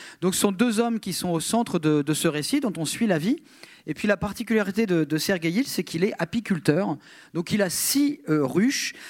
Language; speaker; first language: French; native; French